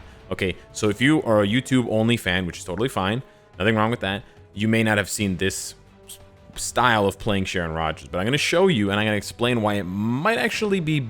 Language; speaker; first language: English; native; English